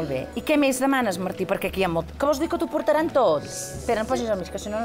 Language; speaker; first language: Catalan; native; Catalan